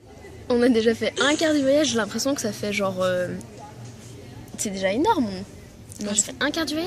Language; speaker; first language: French; native; French